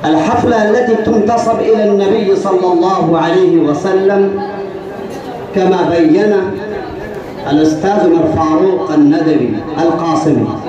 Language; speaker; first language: Arabic; non-native, fluent; Urdu